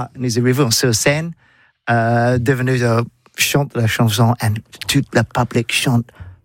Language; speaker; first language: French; non-native, learner; English